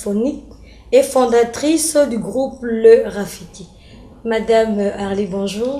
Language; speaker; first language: French; non-native, local second language; Lingala